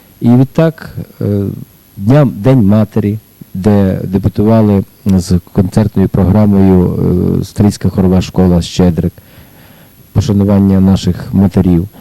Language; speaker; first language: Ukrainian; native; Ukrainian